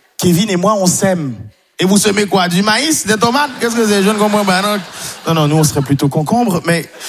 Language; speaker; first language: French; non-native, local second language; Haitian Creole